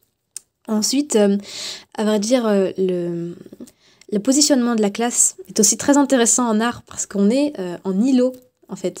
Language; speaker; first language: French; native; French